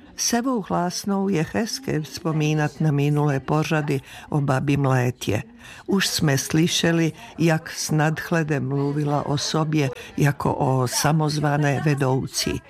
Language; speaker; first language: Czech; native; Czech